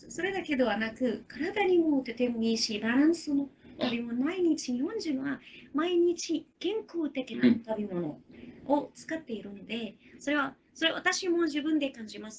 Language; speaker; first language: Japanese; non-native, learner; Arabic